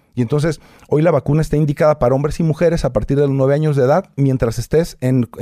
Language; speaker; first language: Spanish; native; Spanish